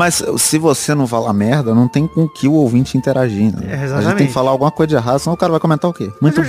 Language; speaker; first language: Portuguese; native; Portuguese